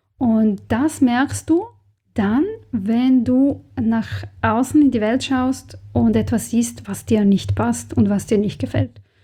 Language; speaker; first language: German; non-native, fluent; Serbian